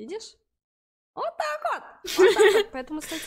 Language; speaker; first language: Russian; native; Russian